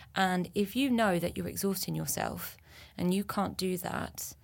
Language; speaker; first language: English; early bilingual, other home language; French